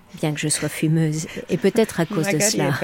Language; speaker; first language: French; non-native, learner; Spanish